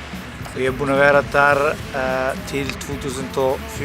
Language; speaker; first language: Icelandic; non-native, learner; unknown